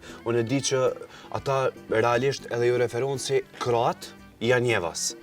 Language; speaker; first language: Albanian; native; Albanian